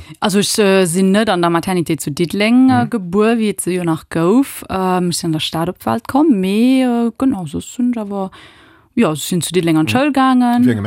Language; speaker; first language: Luxembourgish; early bilingual, other home language; Italian